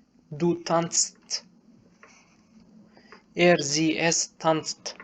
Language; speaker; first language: German; non-native, fluent; Turkmen